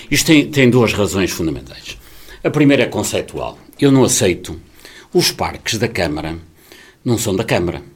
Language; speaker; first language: Portuguese; native; Portuguese